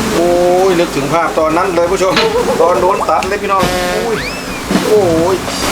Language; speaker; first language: Thai; native; Thai